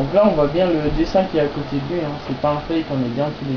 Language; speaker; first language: French; native; French